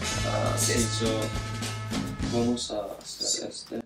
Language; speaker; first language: Spanish; non-native, learner; English